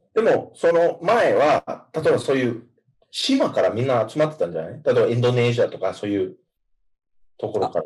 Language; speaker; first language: Japanese; non-native, fluent; English